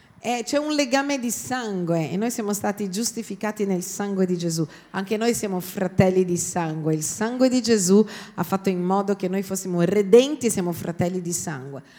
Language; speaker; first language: Italian; non-native, fluent; Portuguese